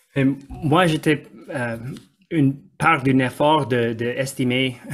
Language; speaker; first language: French; non-native, learner; English